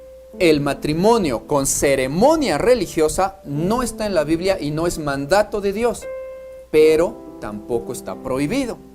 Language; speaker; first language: Spanish; native; Spanish